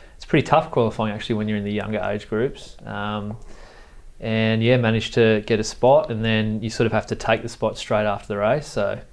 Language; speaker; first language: English; native; English